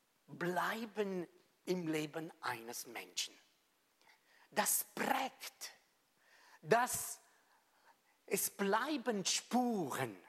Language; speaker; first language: German; non-native, fluent; Italian